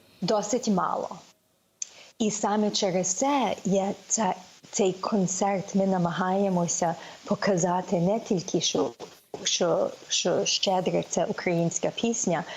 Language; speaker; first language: Ukrainian; early bilingual, heritage; Ukrainian